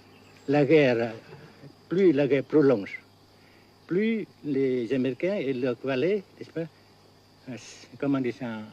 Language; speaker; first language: French; non-native, fluent; Vietnamese